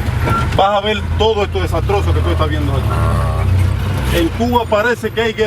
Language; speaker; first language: Spanish; native; Spanish